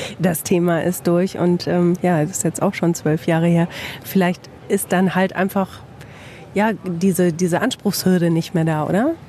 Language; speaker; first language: German; native; German